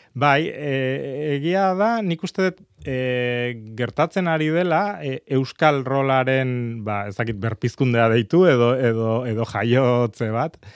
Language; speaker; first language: Basque; native; Basque